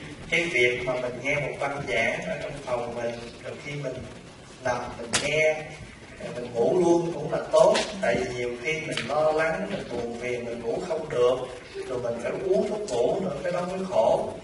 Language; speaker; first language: Vietnamese; native; Vietnamese